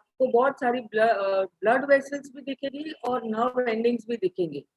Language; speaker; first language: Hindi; native; Hindi